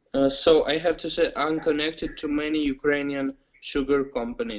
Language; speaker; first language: English; non-native, learner; Ukrainian